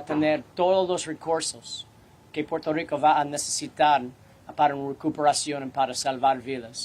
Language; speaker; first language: Spanish; non-native, learner; English